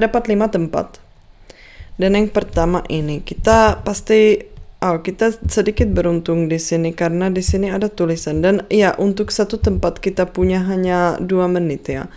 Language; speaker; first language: Indonesian; non-native, fluent; Czech